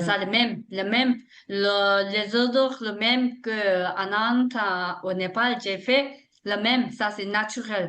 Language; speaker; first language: French; non-native, learner; Tibetan